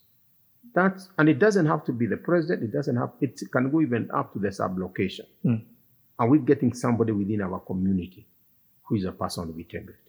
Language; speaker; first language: English; non-native, local second language; Kikuyu